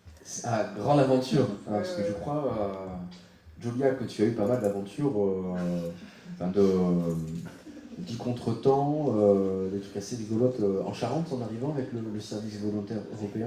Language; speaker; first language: French; native; French